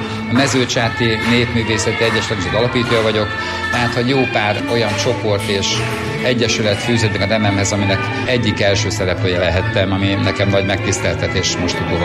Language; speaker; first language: Hungarian; native; Hungarian